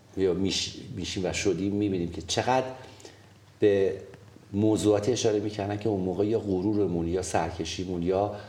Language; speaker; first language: Persian; native; Persian